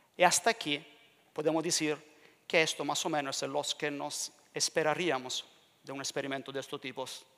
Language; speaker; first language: Spanish; non-native, learner; Italian